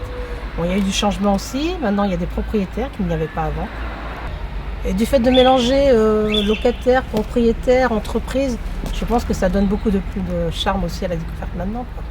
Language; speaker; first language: French; native; French